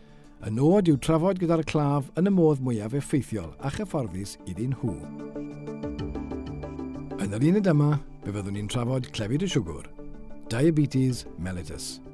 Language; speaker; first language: Welsh; native; Welsh